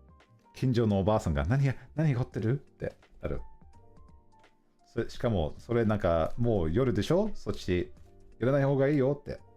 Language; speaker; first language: Japanese; non-native, learner; English